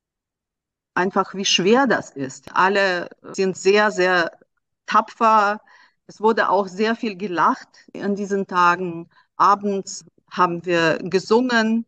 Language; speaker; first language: German; non-native, fluent; Russian